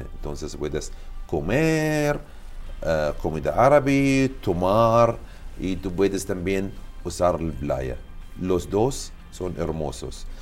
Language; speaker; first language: Spanish; non-native, learner; Arabic